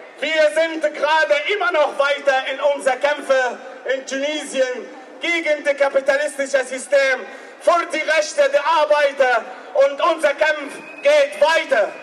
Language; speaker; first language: German; non-native, learner; Arabic